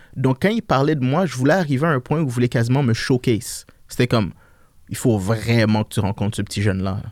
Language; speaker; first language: French; early bilingual, other home language; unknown